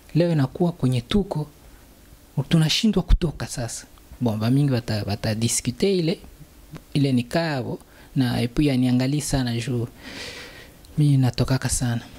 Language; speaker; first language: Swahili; native; Swahili